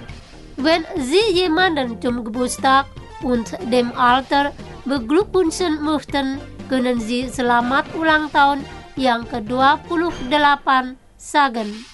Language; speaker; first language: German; non-native, fluent; Indonesian